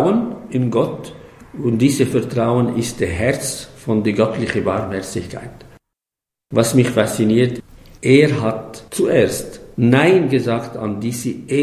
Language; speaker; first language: German; non-native, fluent; Arabic